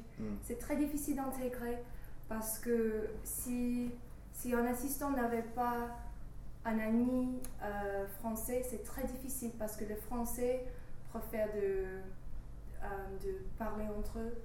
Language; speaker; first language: French; non-native, fluent; English